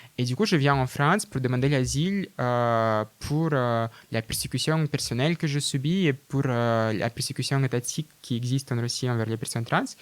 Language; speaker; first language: French; non-native, fluent; Russian